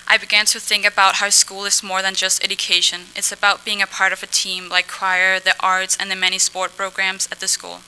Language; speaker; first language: English; non-native, fluent; Danish